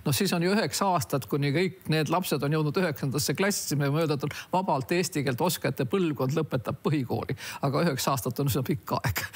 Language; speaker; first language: Estonian; non-native, local second language; Russian